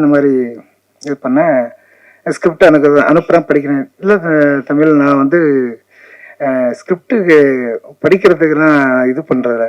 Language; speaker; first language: Tamil; native; Tamil